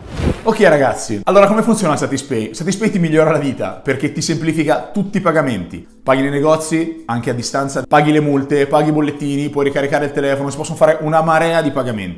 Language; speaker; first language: Italian; native; Italian